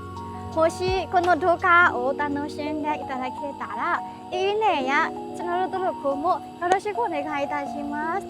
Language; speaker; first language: Japanese; non-native, learner; Burmese